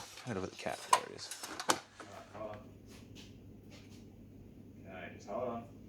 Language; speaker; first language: English; native; English